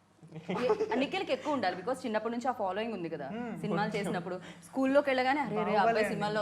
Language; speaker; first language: Telugu; native; Telugu